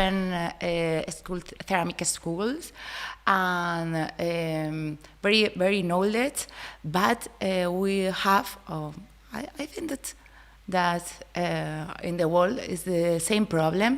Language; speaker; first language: English; non-native, learner; Spanish